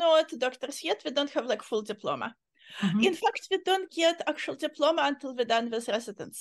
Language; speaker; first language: English; non-native, fluent; Uzbek